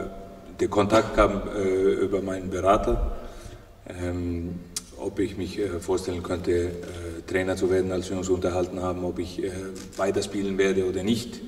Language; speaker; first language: German; non-native, fluent; Icelandic